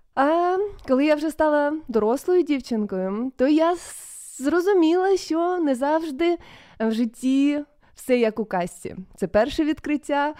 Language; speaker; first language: Ukrainian; native; Ukrainian